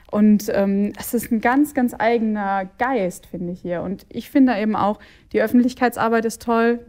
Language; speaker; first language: German; native; German